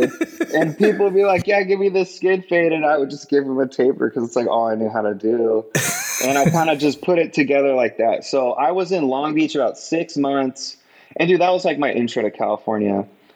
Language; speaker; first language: English; native; English